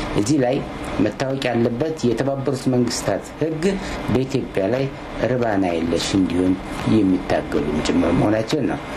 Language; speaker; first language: Amharic; native; Amharic